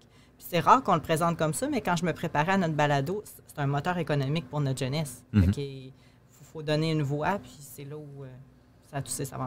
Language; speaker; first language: French; native; French